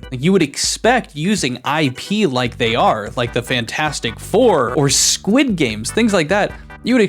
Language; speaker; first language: English; native; English